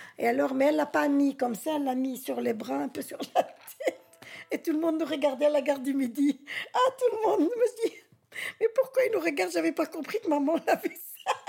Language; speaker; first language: French; early bilingual, other home language; Arabic